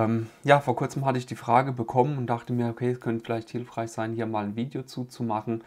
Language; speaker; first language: German; native; German